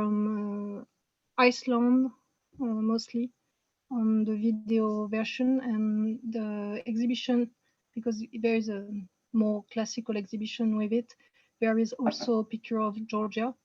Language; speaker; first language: English; non-native, fluent; French